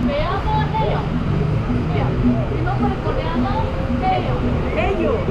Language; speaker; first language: Spanish; non-native, learner; Korean